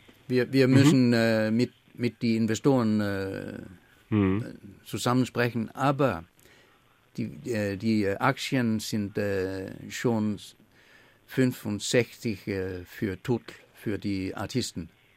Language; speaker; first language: German; non-native, fluent; Faroese